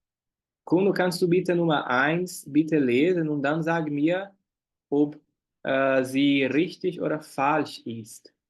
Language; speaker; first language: German; non-native, fluent; Portuguese